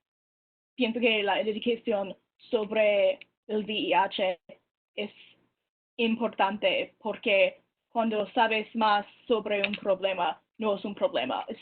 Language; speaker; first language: Spanish; non-native, learner; English